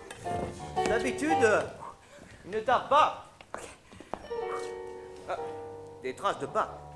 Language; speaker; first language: French; native; French